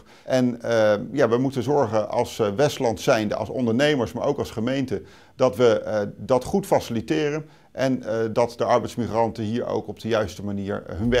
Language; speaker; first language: Dutch; native; Dutch